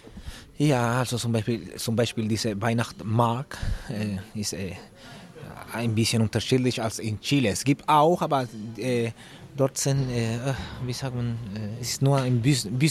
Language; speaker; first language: German; non-native, learner; Spanish